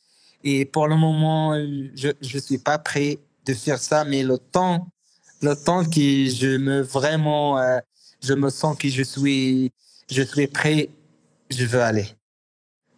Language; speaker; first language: French; non-native, learner; Arabic